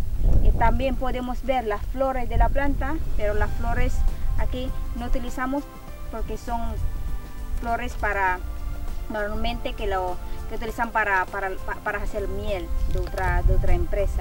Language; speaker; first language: Spanish; non-native, fluent; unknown